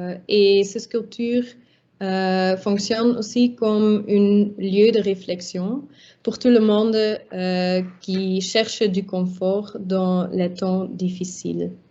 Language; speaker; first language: French; non-native, local second language; Dutch